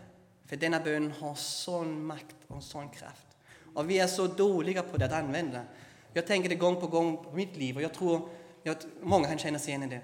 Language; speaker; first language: Swedish; non-native, fluent; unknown